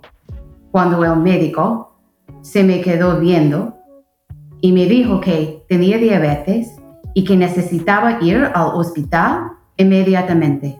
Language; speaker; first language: Spanish; non-native, fluent; English